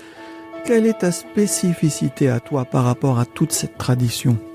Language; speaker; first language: French; native; French